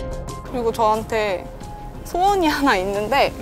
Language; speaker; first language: Korean; native; Korean